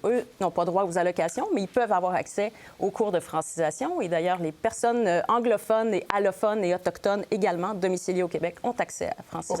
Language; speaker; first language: French; native; French